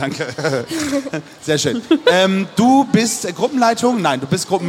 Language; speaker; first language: German; native; German